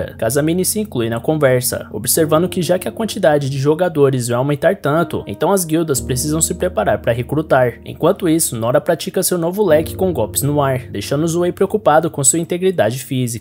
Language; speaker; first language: Portuguese; native; Portuguese